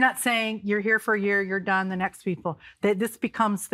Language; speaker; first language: English; native; English